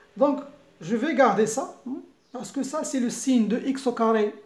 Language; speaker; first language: French; non-native, local second language; Arabic